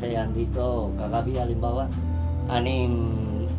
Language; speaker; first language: Filipino; non-native, learner; Spanish